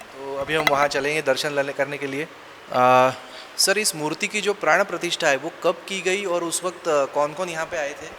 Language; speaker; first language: Hindi; non-native, local second language; Marathi